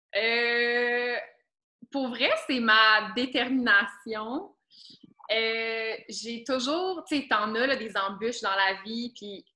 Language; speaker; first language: French; native; French